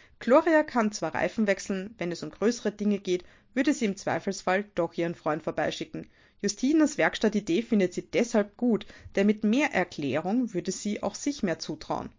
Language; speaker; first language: German; native; German